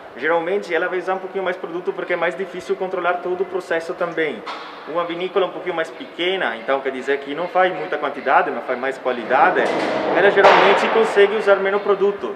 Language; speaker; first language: Portuguese; early bilingual, heritage; Italian